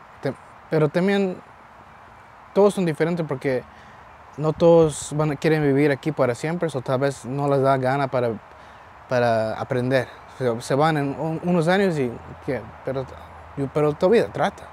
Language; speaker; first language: Spanish; early bilingual, heritage; Spanish